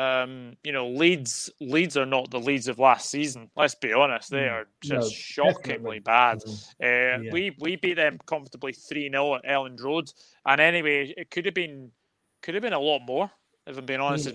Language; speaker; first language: English; native; English